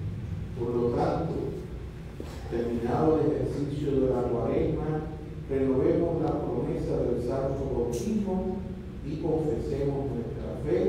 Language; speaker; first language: Spanish; native; Spanish